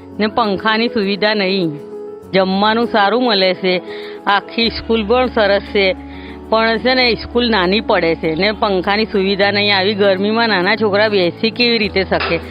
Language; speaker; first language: Gujarati; native; Gujarati